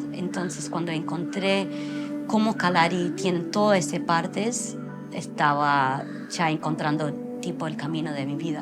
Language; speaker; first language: Spanish; non-native, fluent; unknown